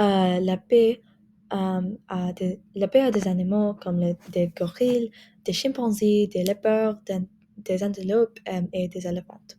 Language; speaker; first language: French; non-native, learner; English